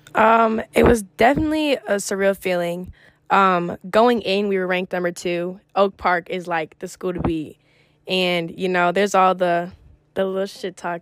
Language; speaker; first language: English; early bilingual, other home language; Greek